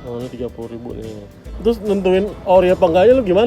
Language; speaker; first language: Indonesian; native; Indonesian